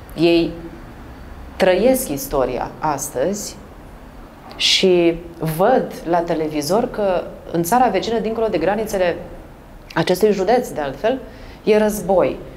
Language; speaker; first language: Romanian; native; Romanian